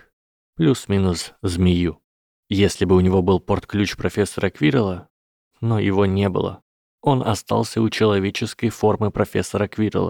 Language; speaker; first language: Russian; native; Russian